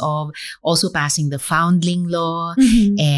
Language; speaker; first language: English; non-native, local second language; Filipino